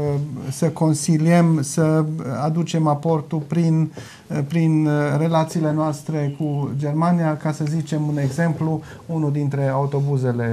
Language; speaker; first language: Romanian; non-native, local second language; German